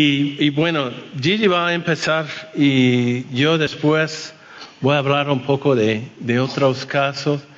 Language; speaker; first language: Spanish; non-native, fluent; French